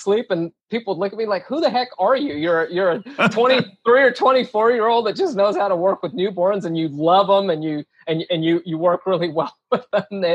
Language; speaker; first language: English; native; English